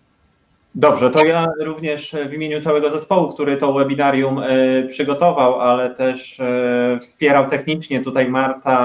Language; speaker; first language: Polish; native; Polish